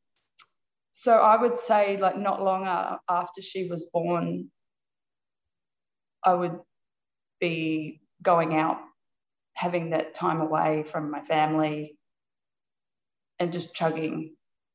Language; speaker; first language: English; native; English